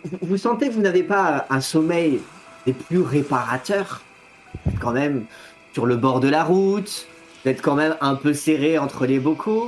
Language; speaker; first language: French; native; French